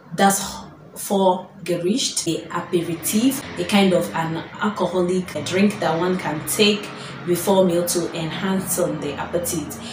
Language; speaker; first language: English; non-native, local second language; Igbo